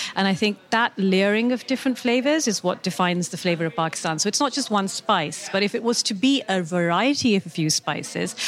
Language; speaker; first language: English; non-native, local second language; Urdu